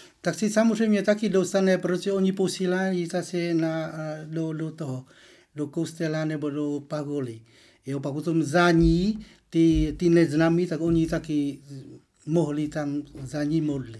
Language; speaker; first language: Czech; non-native, learner; Vietnamese